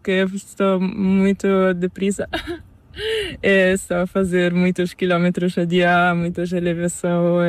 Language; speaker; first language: Spanish; non-native, learner; Italian